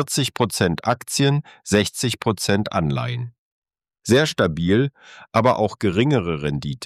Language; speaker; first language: German; native; German